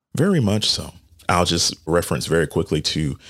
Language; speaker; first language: English; native; English